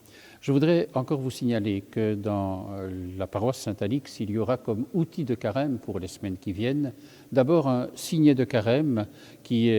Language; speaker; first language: French; native; French